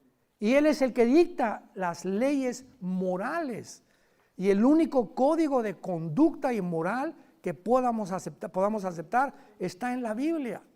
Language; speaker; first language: Spanish; native; Spanish